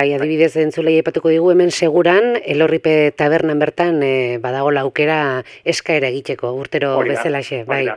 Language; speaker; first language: Basque; native; Basque